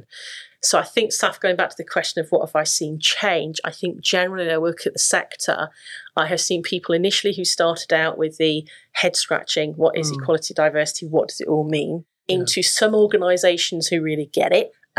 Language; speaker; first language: English; native; English